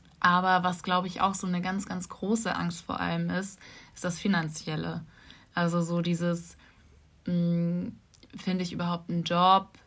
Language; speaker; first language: German; native; German